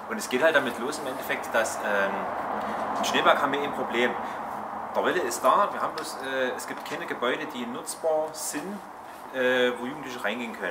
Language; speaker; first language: German; native; German